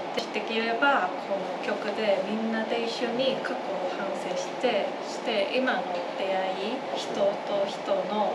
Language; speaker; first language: Japanese; non-native, fluent; Chinese